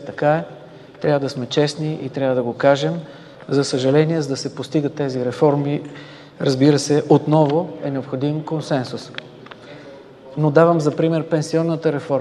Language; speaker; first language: Bulgarian; native; Bulgarian